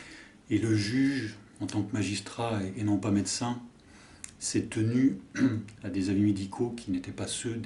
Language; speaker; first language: French; native; French